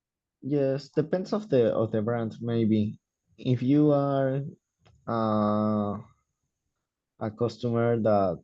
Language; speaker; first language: English; non-native, learner; Spanish